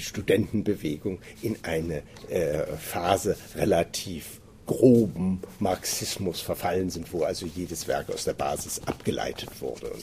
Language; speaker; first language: German; native; German